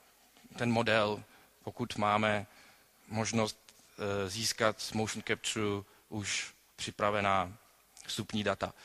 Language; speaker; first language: Czech; native; Czech